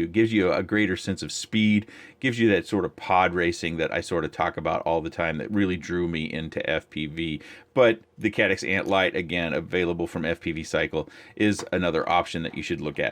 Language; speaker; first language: English; native; English